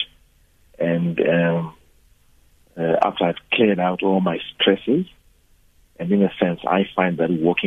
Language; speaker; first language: English; non-native, local second language; Shona